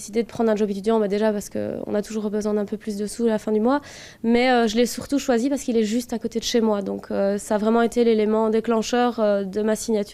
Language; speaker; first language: French; native; French